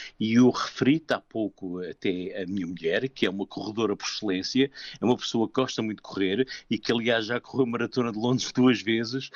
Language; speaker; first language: Portuguese; native; Portuguese